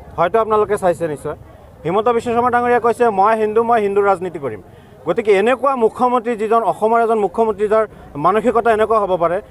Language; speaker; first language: Assamese; non-native, local second language; Bangla